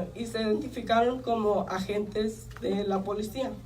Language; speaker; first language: Spanish; early bilingual, heritage; Spanish